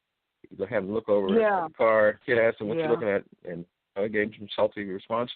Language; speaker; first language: English; native; English